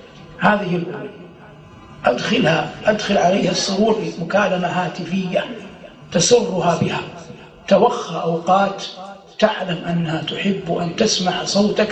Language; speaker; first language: Arabic; native; Arabic